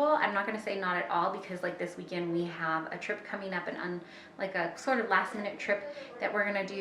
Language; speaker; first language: English; native; English